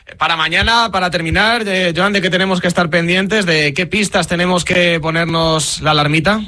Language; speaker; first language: Spanish; native; Spanish